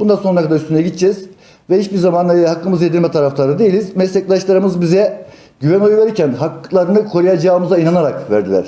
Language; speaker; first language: Turkish; native; Turkish